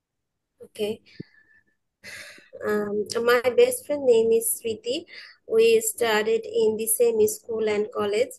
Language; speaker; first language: English; non-native, learner; Bangla